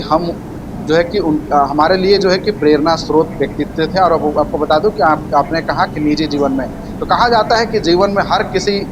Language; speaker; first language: Hindi; native; Hindi